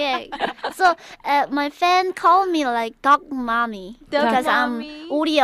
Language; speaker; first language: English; non-native, learner; Korean